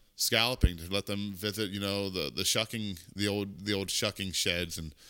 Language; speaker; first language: English; native; English